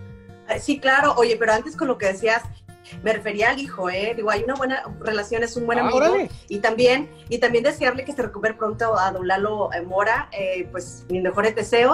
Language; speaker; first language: Spanish; native; Spanish